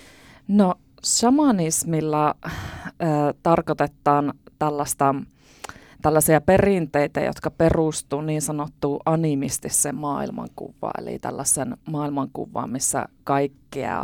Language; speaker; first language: Finnish; native; Finnish